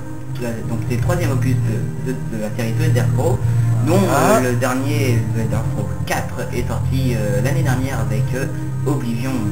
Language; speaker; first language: French; native; French